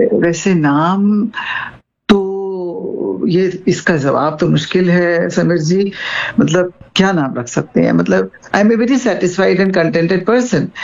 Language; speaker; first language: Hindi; non-native, local second language; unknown